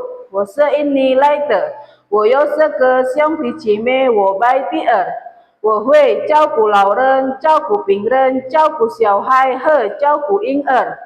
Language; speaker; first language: Chinese; non-native, learner; Indonesian